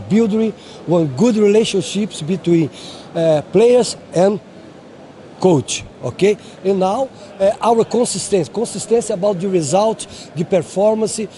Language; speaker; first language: English; non-native, learner; Portuguese